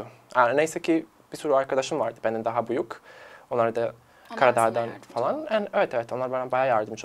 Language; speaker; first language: Turkish; non-native, fluent; Serbian